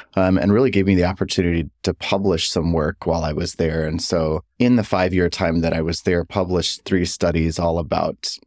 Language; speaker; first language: English; native; English